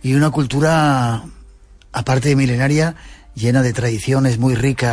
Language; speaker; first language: Spanish; native; Spanish